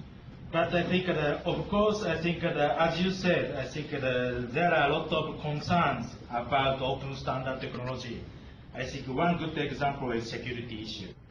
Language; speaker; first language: English; non-native, fluent; Japanese